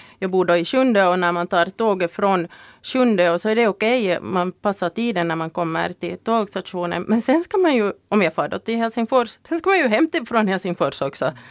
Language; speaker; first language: Swedish; native; Swedish